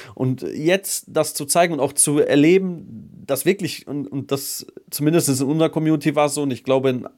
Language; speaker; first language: German; native; German